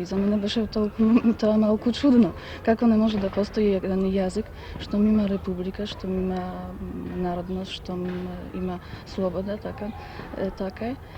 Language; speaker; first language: Macedonian; non-native, fluent; Polish